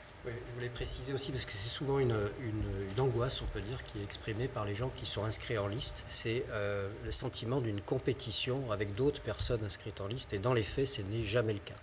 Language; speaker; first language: French; native; French